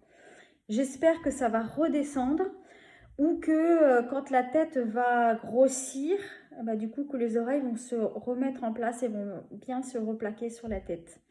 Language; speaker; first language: French; native; French